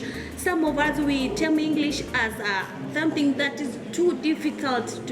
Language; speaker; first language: English; non-native, learner; Swahili